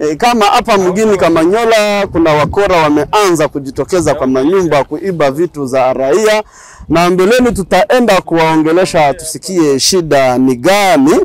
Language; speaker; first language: Swahili; non-native, local second language; Kinyarwanda